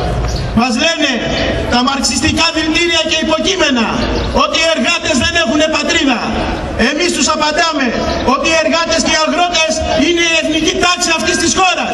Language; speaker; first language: Greek; native; Greek